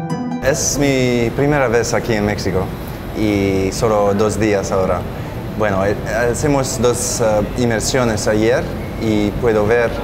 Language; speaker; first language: Spanish; non-native, fluent; French